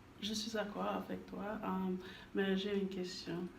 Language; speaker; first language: French; non-native, learner; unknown